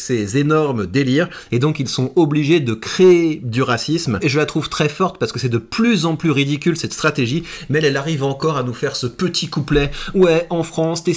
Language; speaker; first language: French; native; French